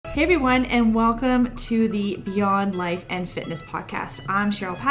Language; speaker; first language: English; native; English